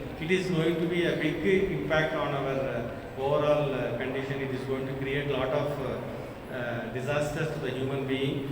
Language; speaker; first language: English; non-native, local second language; Tamil